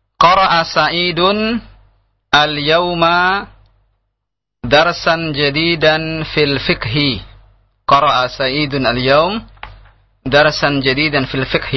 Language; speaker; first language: Arabic; non-native, fluent; Indonesian